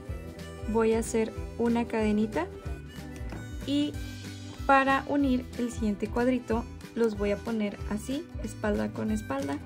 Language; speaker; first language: Spanish; native; Spanish